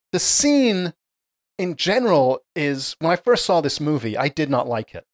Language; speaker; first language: English; native; English